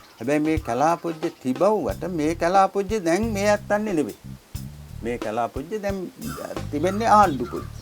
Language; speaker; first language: Sinhala; native; Sinhala